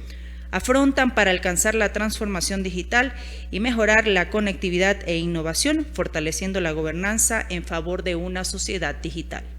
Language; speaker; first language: Spanish; native; Spanish